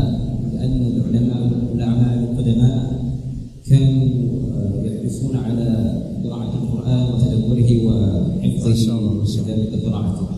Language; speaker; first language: Arabic; non-native, learner; Indonesian